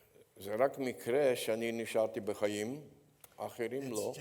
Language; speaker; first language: Hebrew; non-native, fluent; Polish